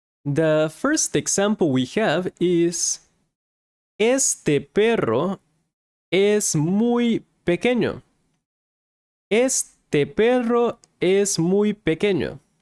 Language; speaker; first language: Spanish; non-native, fluent; English